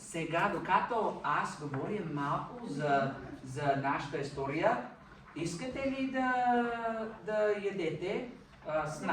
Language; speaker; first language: Bulgarian; non-native, fluent; English